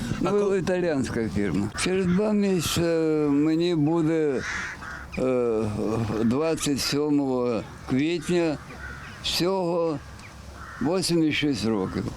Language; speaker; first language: Ukrainian; native; Ukrainian